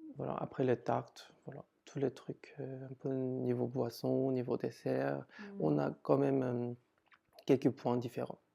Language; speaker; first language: French; non-native, fluent; Korean